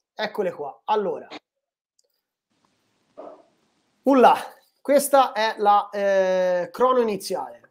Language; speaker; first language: Italian; native; Italian